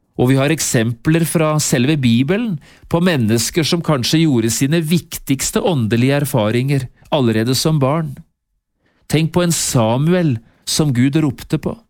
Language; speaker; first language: Norwegian; native; Norwegian